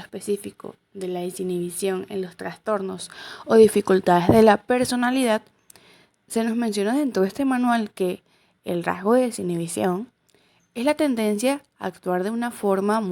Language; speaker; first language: Spanish; native; Spanish